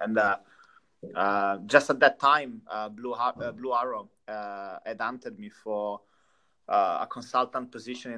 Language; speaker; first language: English; non-native, fluent; Italian